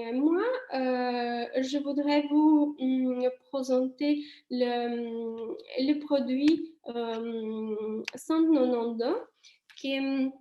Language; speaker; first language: French; non-native, fluent; Italian